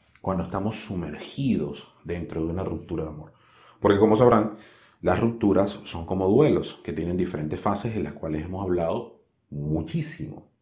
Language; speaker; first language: Spanish; native; Spanish